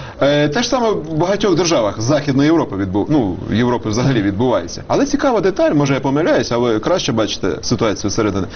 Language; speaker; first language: Ukrainian; native; Ukrainian